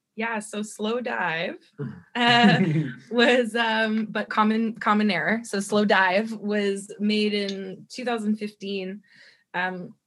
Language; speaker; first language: English; native; English